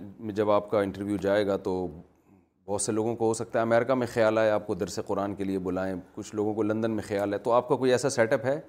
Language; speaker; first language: Urdu; native; Urdu